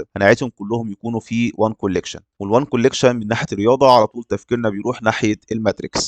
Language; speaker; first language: Arabic; native; Arabic